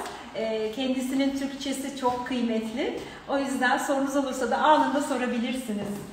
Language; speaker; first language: Turkish; native; Turkish